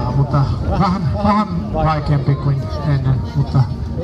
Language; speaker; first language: Finnish; non-native, learner; English